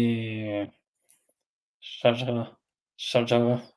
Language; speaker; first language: Arabic; non-native, learner; Norwegian